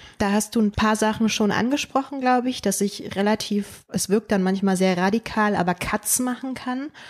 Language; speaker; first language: German; early bilingual, other home language; Polish